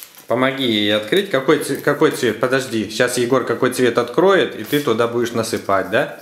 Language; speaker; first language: Russian; native; Russian